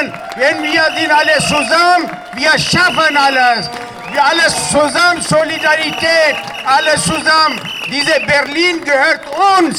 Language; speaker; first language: German; non-native, learner; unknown